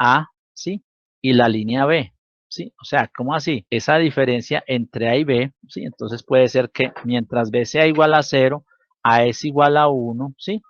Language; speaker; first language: Spanish; native; Spanish